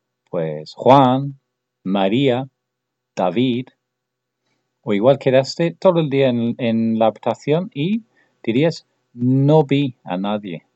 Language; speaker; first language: Spanish; non-native, fluent; English